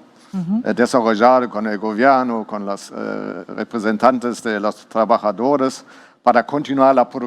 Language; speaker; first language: Spanish; non-native, learner; German